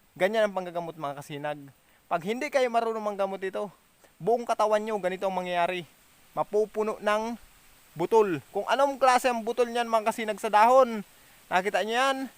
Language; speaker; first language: Filipino; native; Filipino